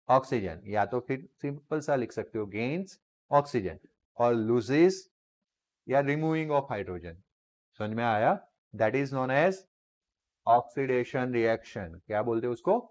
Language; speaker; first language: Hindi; non-native, local second language; Gujarati